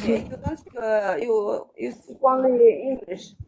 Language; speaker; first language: English; non-native, learner; Serbian